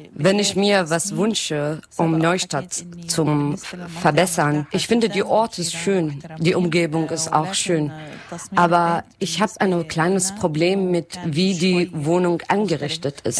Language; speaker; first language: German; non-native, learner; Arabic